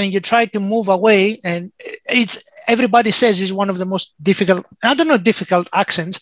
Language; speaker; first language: English; non-native, fluent; Greek